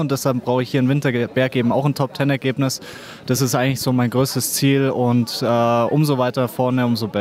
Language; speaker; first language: German; native; German